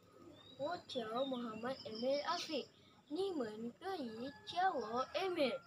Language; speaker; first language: Chinese; non-native, local second language; Malay